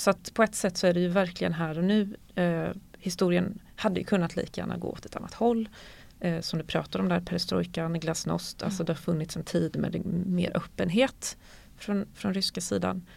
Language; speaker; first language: Swedish; native; Swedish